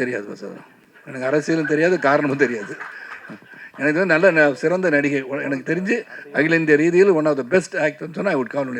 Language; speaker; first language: Tamil; native; Tamil